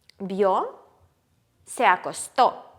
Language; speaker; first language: Spanish; non-native, fluent; Ukrainian